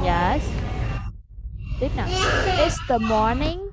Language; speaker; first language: English; non-native, fluent; Vietnamese